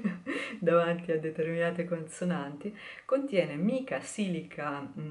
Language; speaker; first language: Italian; native; Italian